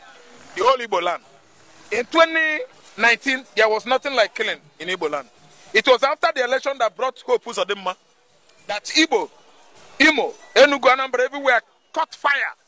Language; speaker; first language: English; non-native, local second language; Igbo